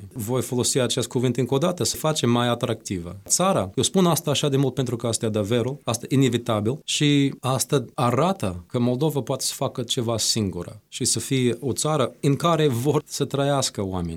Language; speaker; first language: Romanian; non-native, fluent; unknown